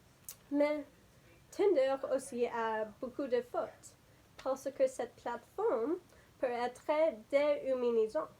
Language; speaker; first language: French; non-native, learner; English